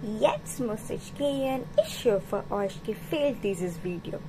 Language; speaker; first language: German; non-native, learner; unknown